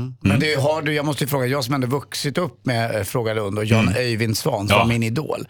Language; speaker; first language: Swedish; native; Swedish